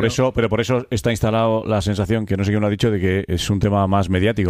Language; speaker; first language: Spanish; native; Spanish